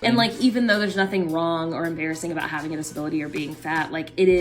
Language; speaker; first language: English; native; English